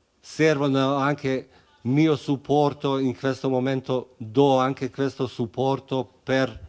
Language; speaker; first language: Italian; non-native, fluent; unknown